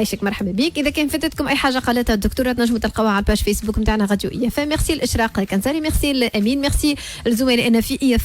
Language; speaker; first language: Arabic; native; Arabic